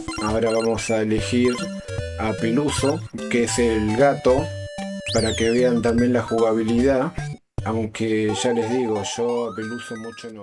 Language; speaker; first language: Spanish; native; Spanish